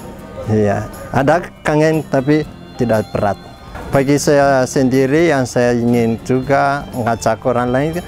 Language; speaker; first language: Indonesian; non-native, fluent; Malagasy